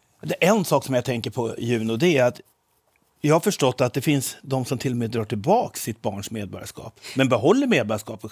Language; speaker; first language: Swedish; native; Swedish